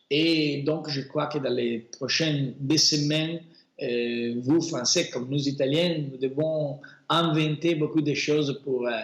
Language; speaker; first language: French; non-native, fluent; Italian